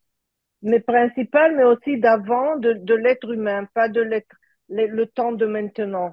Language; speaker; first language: French; early bilingual, heritage; French